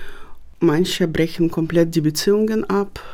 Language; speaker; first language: German; non-native, fluent; Russian